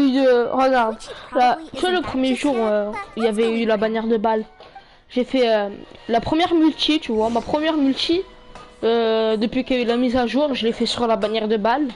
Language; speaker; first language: French; native; French